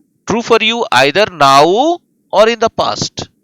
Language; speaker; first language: English; non-native, fluent; Hindi